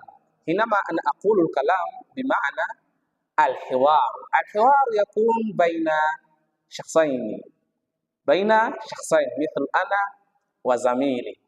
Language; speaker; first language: Arabic; non-native, fluent; Swahili